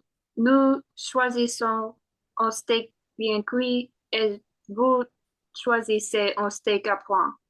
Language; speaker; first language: French; non-native, learner; English